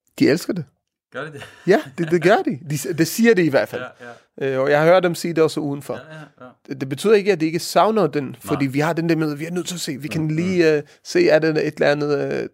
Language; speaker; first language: Danish; early bilingual, heritage; Danish